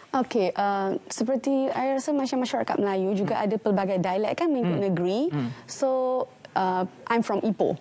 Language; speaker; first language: Malay; non-native, local second language; Tamil